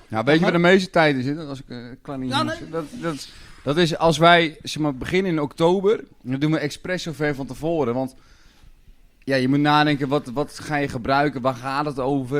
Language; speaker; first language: Dutch; native; Dutch